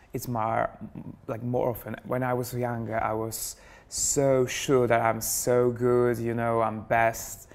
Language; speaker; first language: English; non-native, fluent; Polish